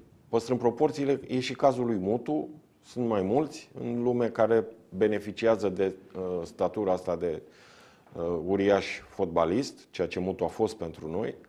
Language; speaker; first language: Romanian; native; Romanian